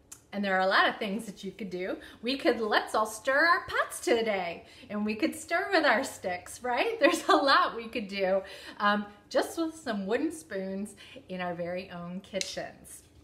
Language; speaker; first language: English; native; English